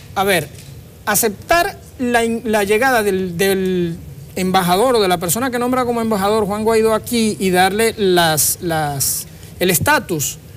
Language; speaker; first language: Spanish; native; Spanish